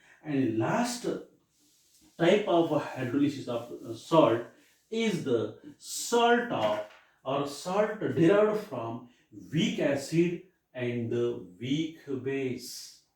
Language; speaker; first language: English; non-native, local second language; Marathi